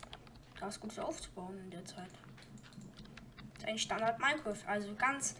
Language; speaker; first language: German; native; German